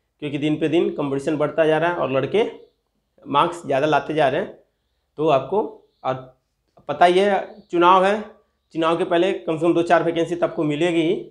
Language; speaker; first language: Hindi; native; Hindi